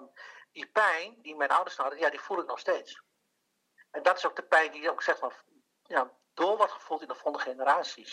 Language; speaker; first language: Dutch; early bilingual, other home language; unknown